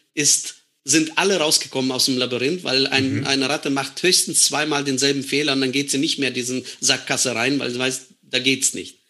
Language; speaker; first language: German; non-native, fluent; Estonian